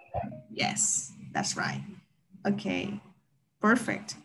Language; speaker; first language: English; non-native, fluent; Spanish